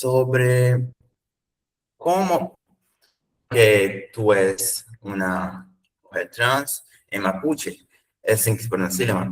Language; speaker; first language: Spanish; non-native, learner; Portuguese